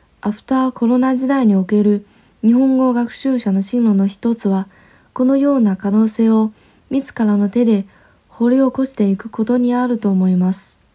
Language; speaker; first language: Japanese; non-native, fluent; Chinese